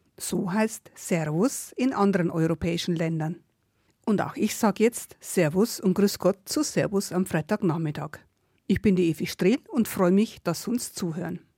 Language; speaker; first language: German; native; German